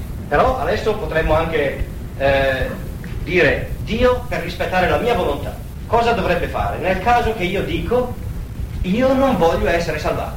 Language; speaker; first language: Italian; native; Italian